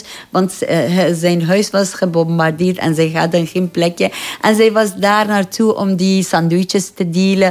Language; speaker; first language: Dutch; non-native, fluent; Persian